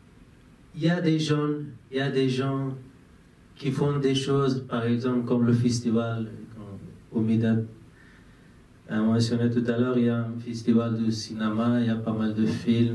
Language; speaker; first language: French; non-native, fluent; Persian